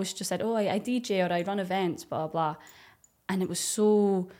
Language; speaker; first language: English; native; English